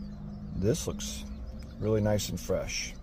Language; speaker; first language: English; native; English